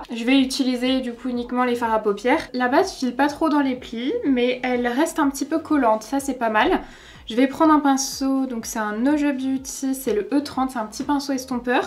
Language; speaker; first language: French; native; French